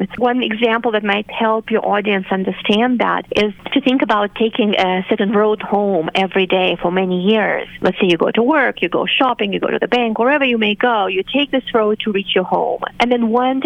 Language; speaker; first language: English; non-native, fluent; Romanian